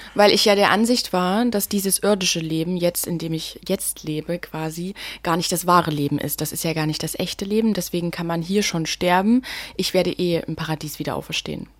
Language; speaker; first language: German; native; German